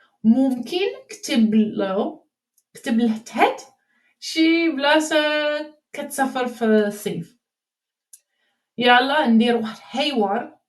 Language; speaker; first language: Arabic; non-native, learner; English